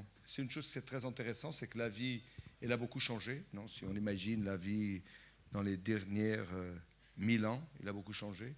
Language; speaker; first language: French; non-native, fluent; Portuguese